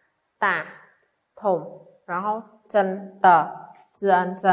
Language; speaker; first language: Chinese; non-native, fluent; Khmer